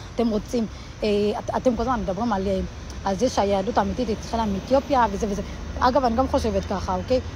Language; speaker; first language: Hebrew; early bilingual, other home language; Amharic